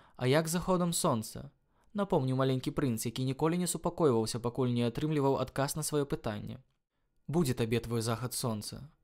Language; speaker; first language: Belarusian; native; Belarusian